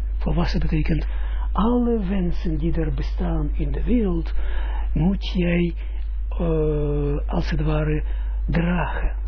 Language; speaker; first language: Dutch; non-native, fluent; Russian